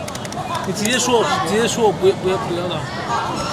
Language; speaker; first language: Chinese; non-native, learner; Bangla